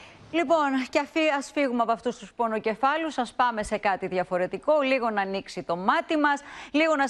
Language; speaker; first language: Greek; native; Greek